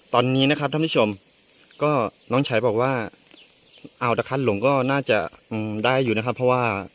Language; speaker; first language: Thai; non-native, local second language; S'gaw Karen